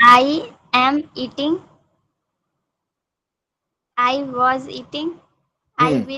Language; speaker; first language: English; non-native, learner; Hindi